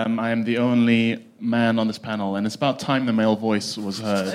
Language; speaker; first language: English; native; English